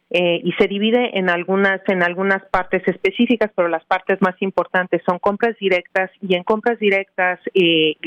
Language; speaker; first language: Spanish; native; Spanish